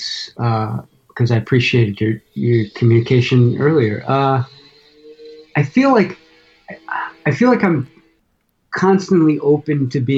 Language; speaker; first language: English; native; English